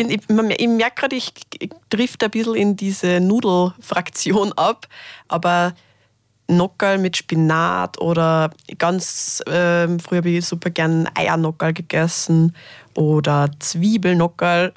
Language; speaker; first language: German; native; German